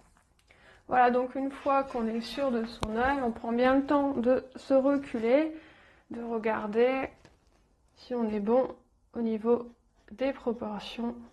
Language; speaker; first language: French; native; French